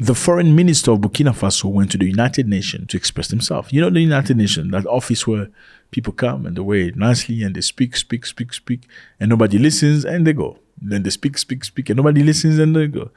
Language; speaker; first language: English; non-native, fluent; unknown